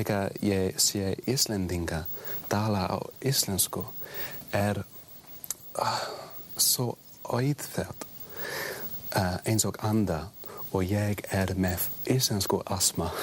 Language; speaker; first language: Icelandic; non-native, learner; English